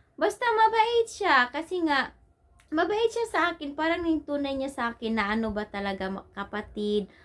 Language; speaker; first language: Filipino; non-native, local second language; Cebuano